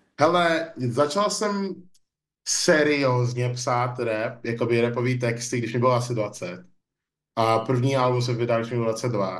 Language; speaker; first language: Czech; early bilingual, other home language; English